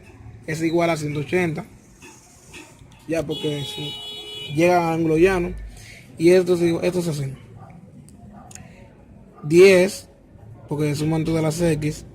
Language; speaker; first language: Spanish; native; Spanish